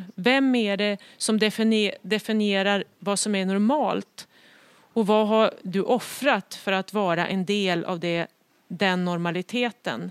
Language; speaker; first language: Swedish; native; Swedish